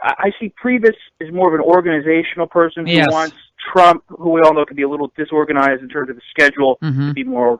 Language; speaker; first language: English; native; English